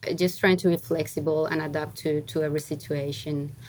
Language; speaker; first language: English; non-native, fluent; Spanish